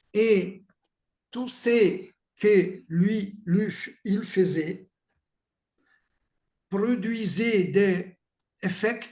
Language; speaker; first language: French; non-native, learner; Italian